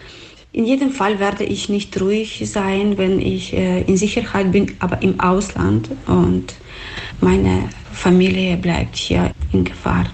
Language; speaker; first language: German; non-native, fluent; Ukrainian